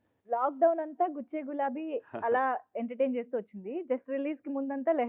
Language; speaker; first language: Telugu; native; Telugu